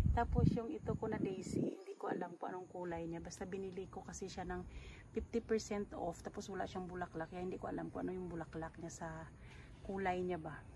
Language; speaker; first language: Filipino; non-native, local second language; Cebuano